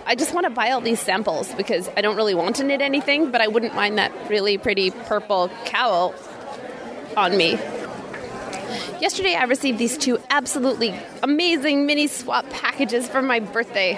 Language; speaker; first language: English; native; English